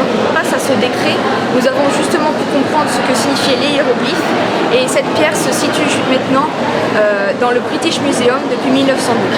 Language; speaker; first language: French; native; French